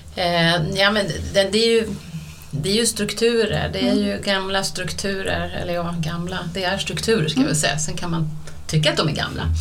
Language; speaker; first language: Swedish; native; Swedish